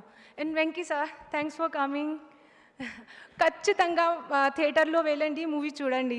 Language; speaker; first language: Telugu; non-native, learner; Hindi